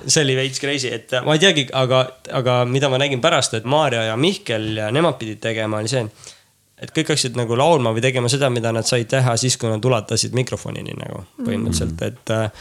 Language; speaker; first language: Estonian; native; Estonian